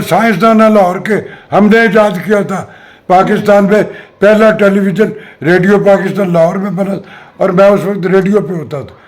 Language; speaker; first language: Urdu; non-native, local second language; Punjabi